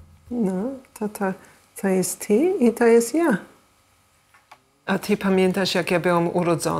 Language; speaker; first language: Polish; early bilingual, heritage; English